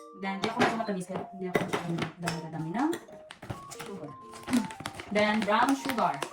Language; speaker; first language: Filipino; non-native, local second language; Hiligaynon